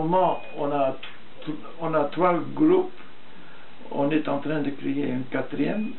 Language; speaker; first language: French; non-native, fluent; Dutch